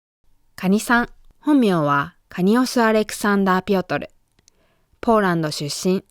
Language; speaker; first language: Japanese; native; Japanese